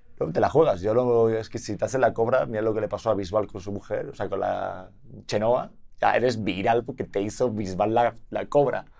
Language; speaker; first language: Spanish; native; Spanish